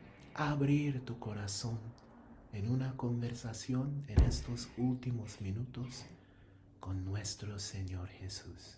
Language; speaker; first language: Spanish; non-native, fluent; English